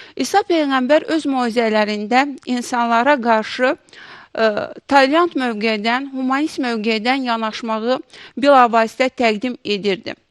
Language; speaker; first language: Azerbaijani; native; Azerbaijani